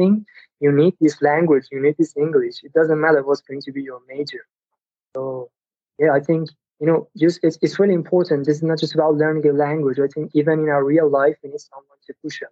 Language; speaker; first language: English; non-native, fluent; Persian